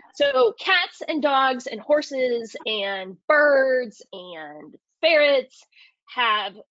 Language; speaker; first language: English; native; English